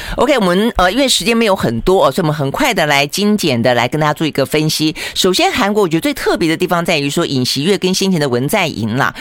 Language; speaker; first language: Chinese; native; Chinese